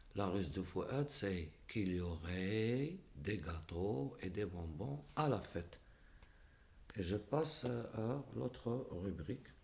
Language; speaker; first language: French; non-native, local second language; Arabic